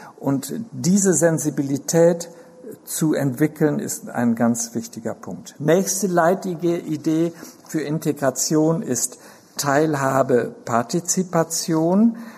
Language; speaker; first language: German; native; German